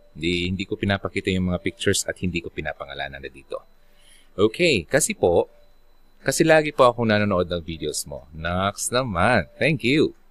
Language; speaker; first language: Filipino; non-native, local second language; Bikol